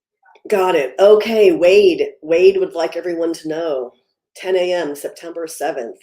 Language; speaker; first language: English; native; English